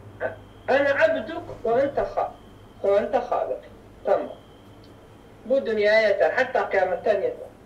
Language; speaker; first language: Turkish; non-native, learner; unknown